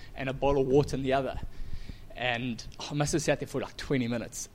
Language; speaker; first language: English; native; English